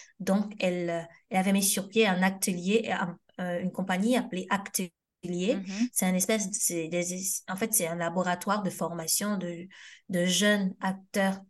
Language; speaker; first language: French; non-native, local second language; Haitian Creole